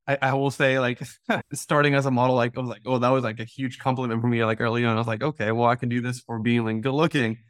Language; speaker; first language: English; non-native, fluent; Spanish